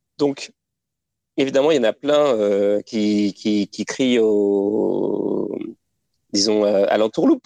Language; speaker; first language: French; native; French